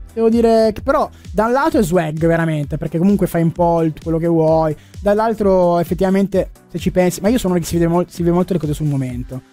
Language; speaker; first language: Italian; native; Italian